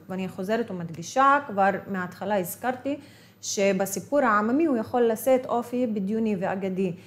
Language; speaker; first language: Hebrew; non-native, local second language; Arabic